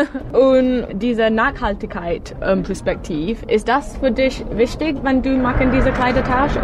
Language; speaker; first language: German; non-native, learner; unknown